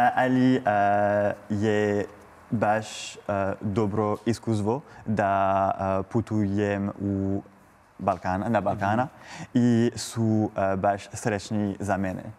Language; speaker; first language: Croatian; non-native, learner; French